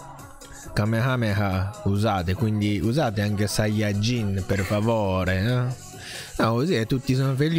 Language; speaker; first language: Italian; non-native, learner; Japanese